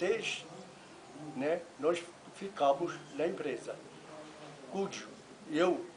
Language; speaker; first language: Portuguese; non-native, fluent; Italian